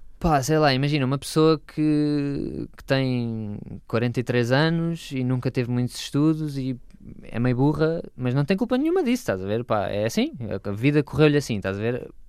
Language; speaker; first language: Portuguese; native; Portuguese